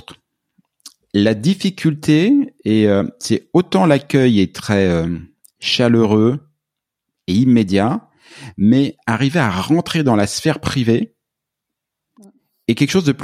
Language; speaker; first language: French; native; French